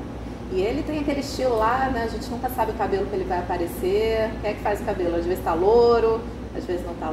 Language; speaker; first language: Portuguese; native; Portuguese